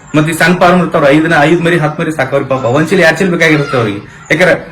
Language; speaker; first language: Kannada; native; Kannada